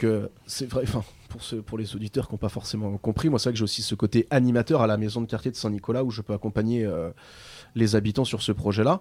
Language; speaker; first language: French; native; French